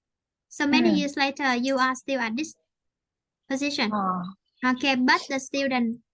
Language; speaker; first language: English; non-native, fluent; Vietnamese